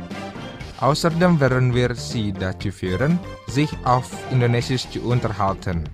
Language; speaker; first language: German; non-native, fluent; Indonesian